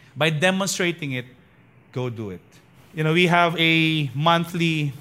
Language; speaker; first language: English; non-native, local second language; Filipino